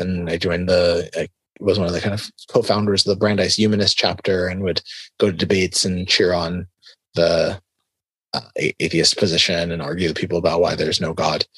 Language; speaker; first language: English; early bilingual, other home language; Hebrew